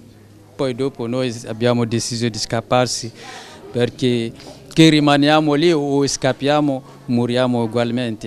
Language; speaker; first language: Italian; non-native, learner; French